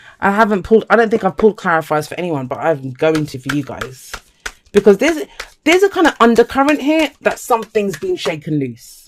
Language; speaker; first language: English; native; English